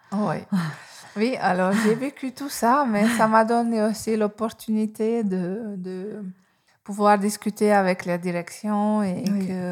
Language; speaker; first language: French; non-native, fluent; Hungarian